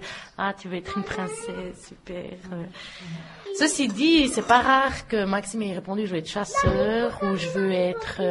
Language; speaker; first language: French; native; French